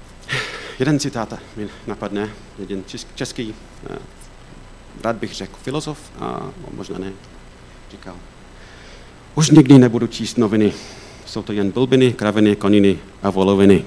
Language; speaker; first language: Czech; non-native, fluent; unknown